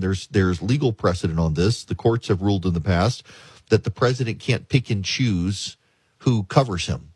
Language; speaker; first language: English; native; English